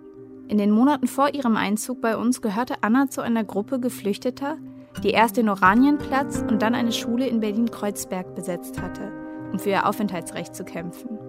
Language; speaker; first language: German; native; German